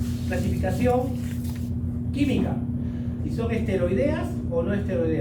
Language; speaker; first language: Spanish; native; Spanish